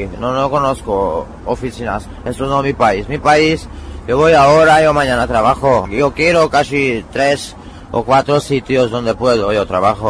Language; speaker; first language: Spanish; non-native, learner; Hungarian